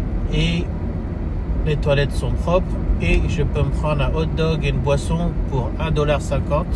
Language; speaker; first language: French; early bilingual, heritage; French